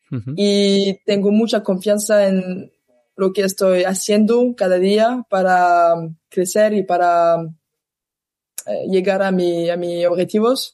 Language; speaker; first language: Spanish; non-native, learner; French